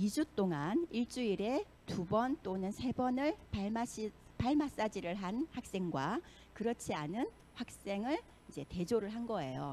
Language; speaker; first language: Korean; native; Korean